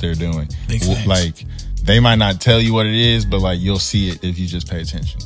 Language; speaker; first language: English; native; English